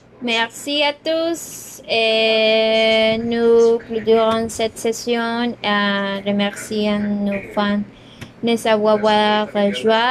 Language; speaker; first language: French; non-native, learner; Spanish